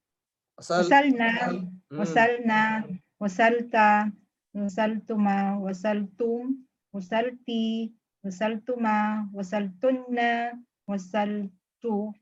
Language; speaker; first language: Arabic; non-native, learner; Filipino